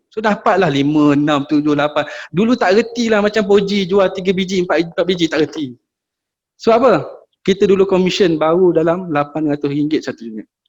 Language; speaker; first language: Malay; native; Malay